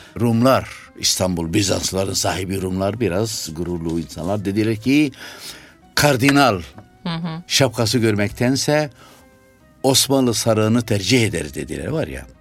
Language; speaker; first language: Turkish; non-native, fluent; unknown